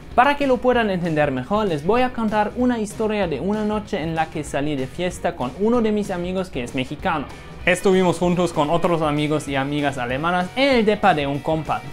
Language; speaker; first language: Spanish; non-native, fluent; German